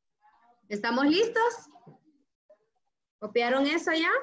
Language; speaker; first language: Spanish; native; Spanish